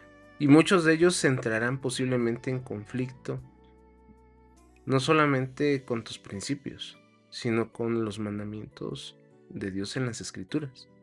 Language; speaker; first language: Spanish; native; Spanish